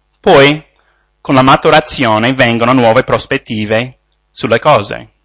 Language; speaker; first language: Italian; non-native, fluent; English